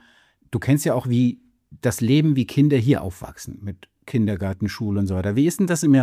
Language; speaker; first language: German; native; German